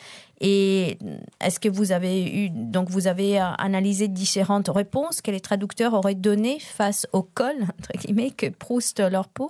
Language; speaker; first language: French; non-native, fluent; Italian